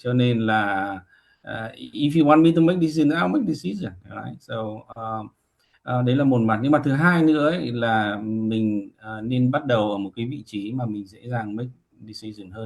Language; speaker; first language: Vietnamese; native; Vietnamese